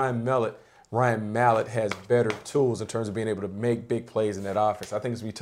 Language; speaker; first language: English; native; English